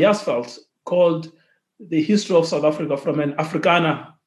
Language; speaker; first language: English; non-native, local second language; Xhosa